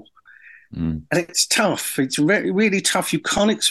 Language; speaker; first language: English; native; English